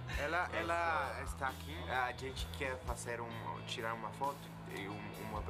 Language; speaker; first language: Portuguese; non-native, fluent; Spanish